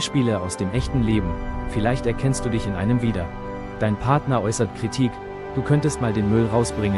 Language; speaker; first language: German; native; German